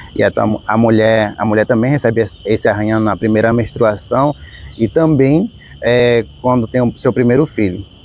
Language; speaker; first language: Portuguese; non-native, local second language; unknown